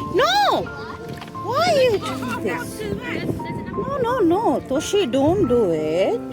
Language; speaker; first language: English; non-native, fluent; Bangla